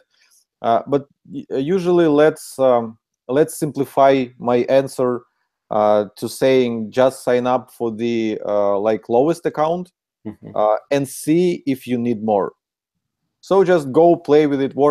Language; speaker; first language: English; non-native, fluent; Ukrainian